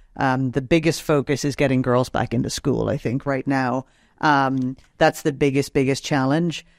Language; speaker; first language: English; native; English